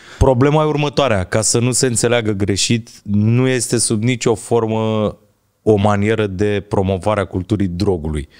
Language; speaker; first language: Romanian; native; Romanian